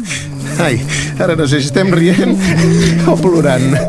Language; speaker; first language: Catalan; native; Catalan